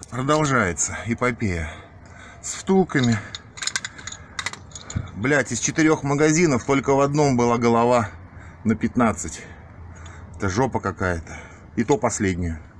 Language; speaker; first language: Russian; native; Russian